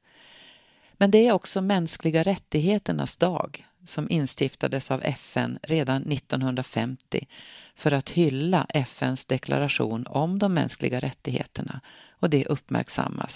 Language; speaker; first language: Swedish; native; Swedish